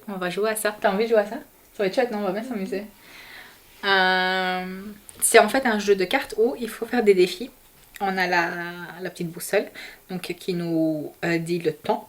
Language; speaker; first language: French; native; French